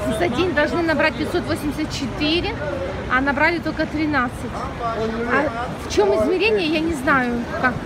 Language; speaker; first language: Russian; non-native, local second language; Ukrainian